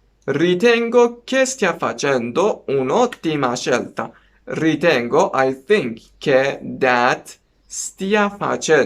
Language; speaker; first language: Italian; non-native, fluent; Persian